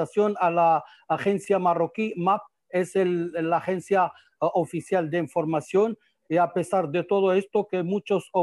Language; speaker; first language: Spanish; non-native, fluent; Arabic